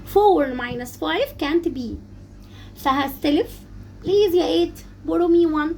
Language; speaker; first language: Arabic; native; Arabic